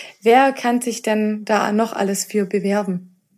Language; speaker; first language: German; native; German